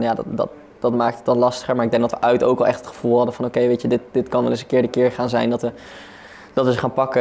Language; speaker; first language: Dutch; native; Dutch